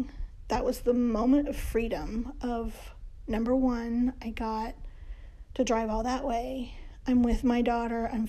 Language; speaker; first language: English; native; English